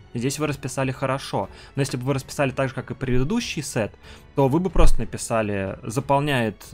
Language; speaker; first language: Russian; native; Russian